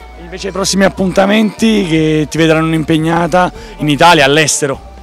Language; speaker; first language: Italian; native; Italian